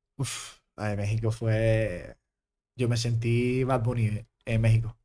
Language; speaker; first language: Spanish; early bilingual, other home language; German